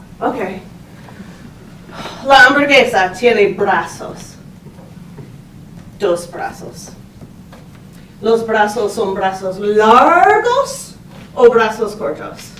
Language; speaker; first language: Spanish; non-native, fluent; English